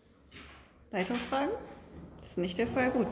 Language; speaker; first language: German; native; German